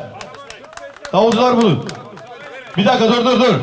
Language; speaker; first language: Turkish; native; Turkish